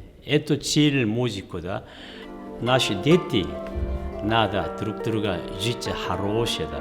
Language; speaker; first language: Russian; non-native, learner; Korean